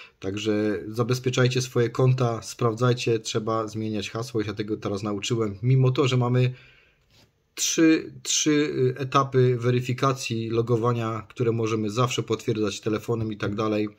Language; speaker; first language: Polish; native; Polish